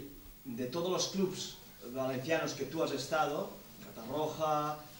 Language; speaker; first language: Spanish; native; Spanish